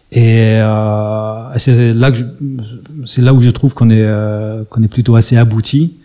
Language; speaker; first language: French; early bilingual, other home language; English